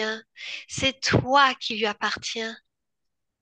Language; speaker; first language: French; native; French